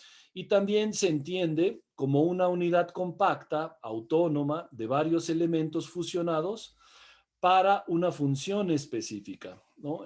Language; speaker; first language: Spanish; native; Spanish